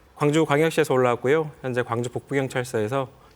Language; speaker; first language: Korean; native; Korean